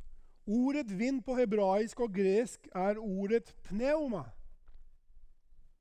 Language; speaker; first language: Norwegian; non-native, fluent; Albanian